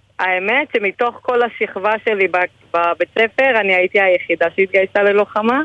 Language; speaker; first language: Hebrew; early bilingual, other home language; Spanish